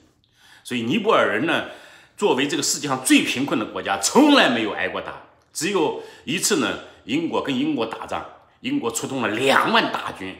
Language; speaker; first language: Chinese; native; Chinese